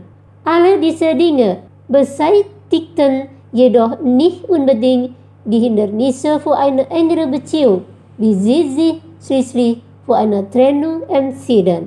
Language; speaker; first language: German; non-native, fluent; Indonesian